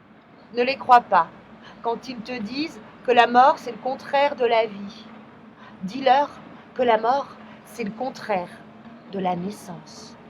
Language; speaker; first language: French; native; French